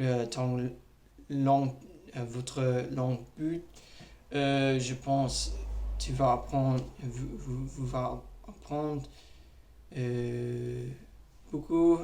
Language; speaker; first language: French; non-native, learner; English